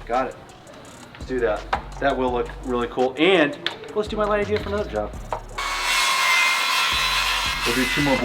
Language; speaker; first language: English; native; English